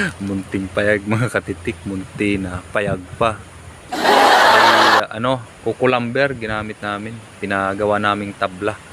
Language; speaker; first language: Filipino; non-native, local second language; Waray